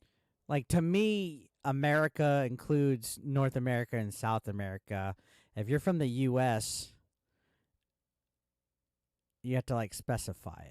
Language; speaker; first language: English; native; English